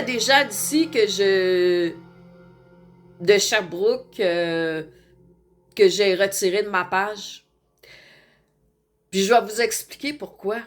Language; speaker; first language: French; native; French